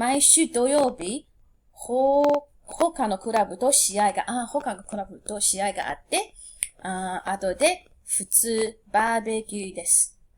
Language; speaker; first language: Japanese; non-native, fluent; English